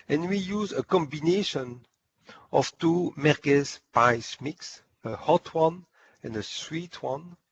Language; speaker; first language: English; non-native, fluent; French